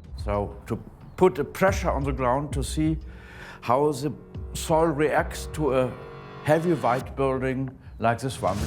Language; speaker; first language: English; non-native, fluent; German